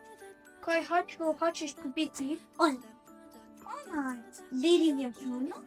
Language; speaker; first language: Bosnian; early bilingual, heritage; Bosnian